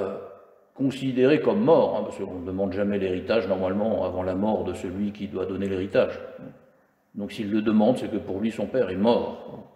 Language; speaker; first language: French; native; French